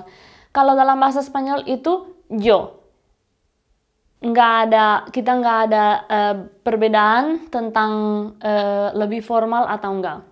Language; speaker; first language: Indonesian; non-native, fluent; Spanish